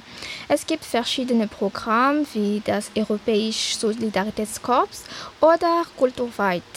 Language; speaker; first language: German; non-native, fluent; Malagasy